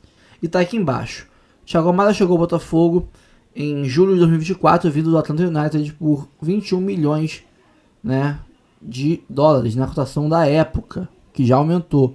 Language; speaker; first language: Portuguese; native; Portuguese